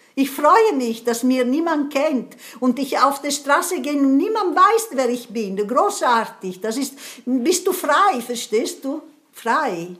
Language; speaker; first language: German; non-native, fluent; Italian